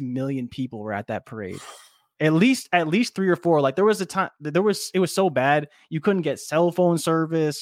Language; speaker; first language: English; native; English